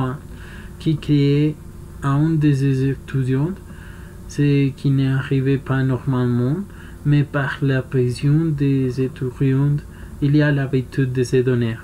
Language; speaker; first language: French; non-native, learner; Spanish